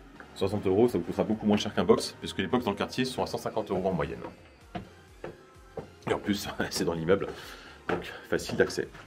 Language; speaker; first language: French; native; French